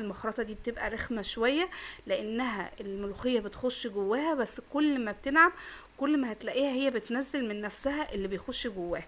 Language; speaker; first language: Arabic; native; Arabic